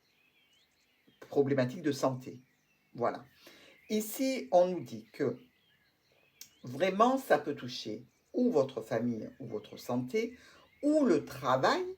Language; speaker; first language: French; native; French